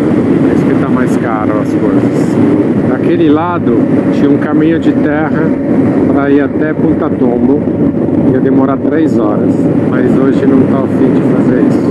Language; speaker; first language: Portuguese; non-native, fluent; Italian